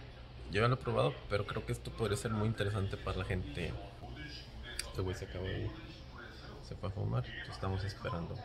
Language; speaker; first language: Spanish; native; Spanish